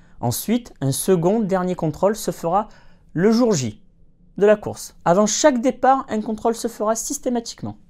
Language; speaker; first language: French; native; French